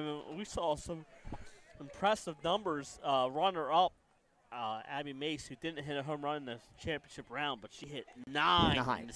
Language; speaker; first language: English; native; English